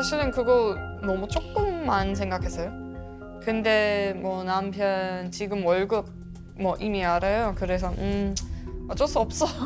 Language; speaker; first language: Korean; non-native, learner; English